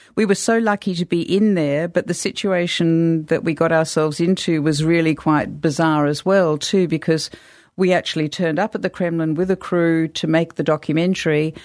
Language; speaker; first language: English; native; English